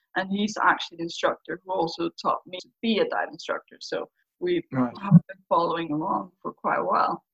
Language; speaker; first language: English; non-native, fluent; Faroese